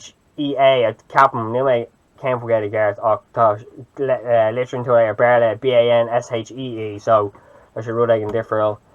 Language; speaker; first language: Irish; non-native, local second language; English